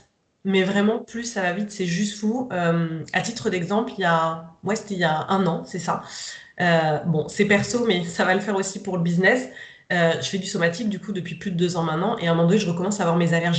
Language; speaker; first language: French; native; French